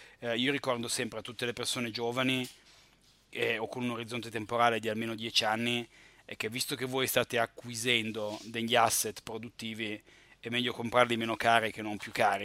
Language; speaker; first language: Italian; native; Italian